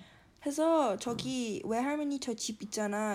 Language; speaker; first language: Korean; early bilingual, heritage; Korean